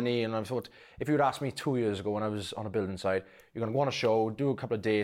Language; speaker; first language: English; native; English